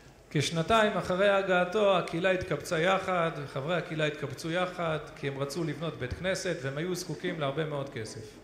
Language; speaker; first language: Hebrew; native; Hebrew